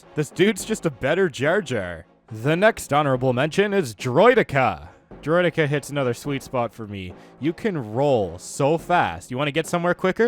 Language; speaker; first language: English; native; English